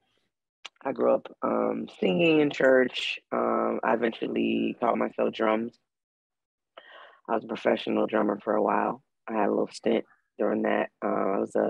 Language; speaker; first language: English; native; English